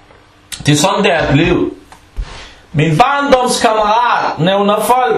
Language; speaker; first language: Danish; non-native, fluent; Arabic